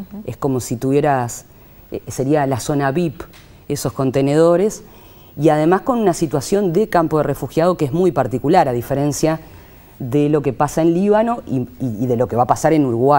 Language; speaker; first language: Spanish; native; Spanish